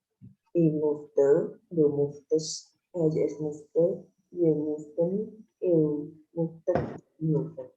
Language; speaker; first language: German; non-native, learner; Indonesian